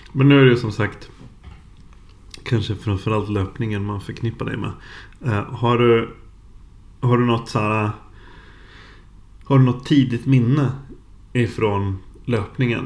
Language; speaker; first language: Swedish; native; Swedish